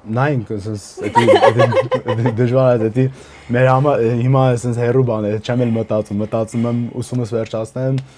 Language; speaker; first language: Armenian; early bilingual, heritage; Armenian